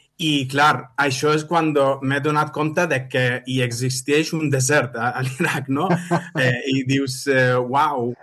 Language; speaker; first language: Catalan; non-native, fluent; Arabic